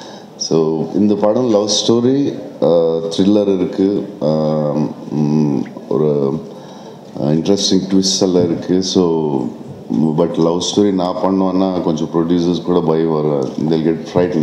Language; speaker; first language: Tamil; non-native, local second language; Telugu